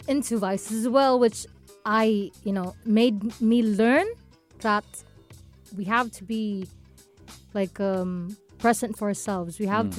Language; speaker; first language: English; non-native, local second language; Cebuano